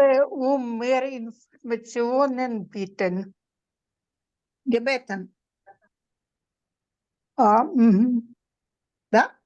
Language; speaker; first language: German; non-native, learner; Ukrainian